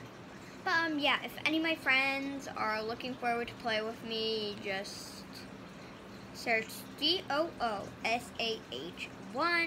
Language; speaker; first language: English; native; English